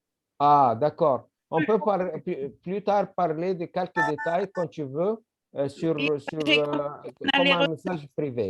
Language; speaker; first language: French; non-native, fluent; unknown